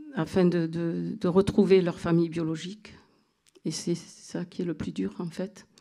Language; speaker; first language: French; native; French